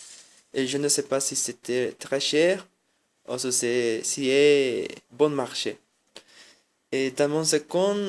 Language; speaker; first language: French; non-native, learner; Spanish